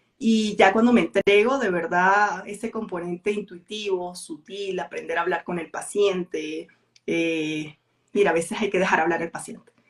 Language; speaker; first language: Spanish; native; Spanish